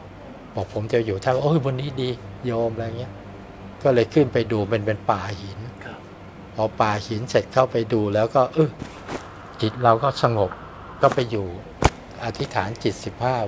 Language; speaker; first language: Thai; native; Thai